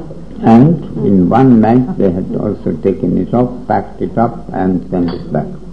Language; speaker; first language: English; non-native, fluent; Russian